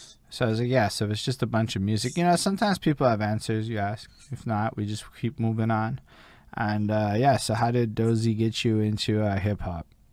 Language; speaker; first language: English; native; English